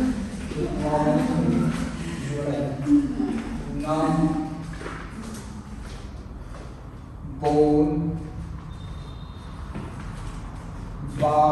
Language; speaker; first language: Vietnamese; non-native, learner; Hindi